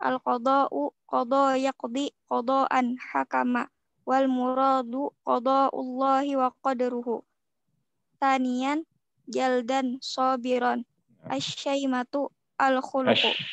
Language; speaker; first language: Arabic; non-native, learner; Indonesian